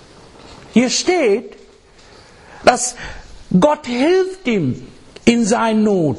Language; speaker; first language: German; non-native, fluent; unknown